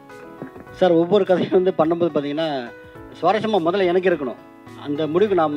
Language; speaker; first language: Tamil; native; Tamil